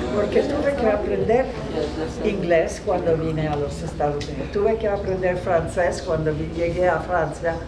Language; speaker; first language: Spanish; non-native, fluent; Polish